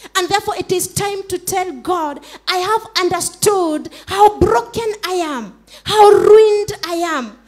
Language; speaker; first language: English; non-native, local second language; Swahili